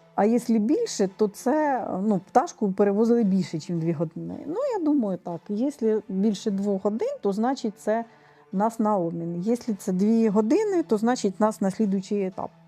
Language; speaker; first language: Ukrainian; native; Ukrainian